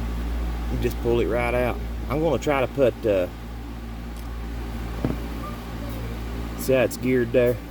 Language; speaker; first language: English; native; English